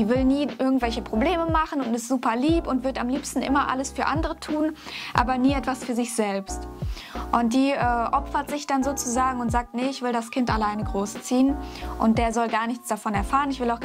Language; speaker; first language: German; native; German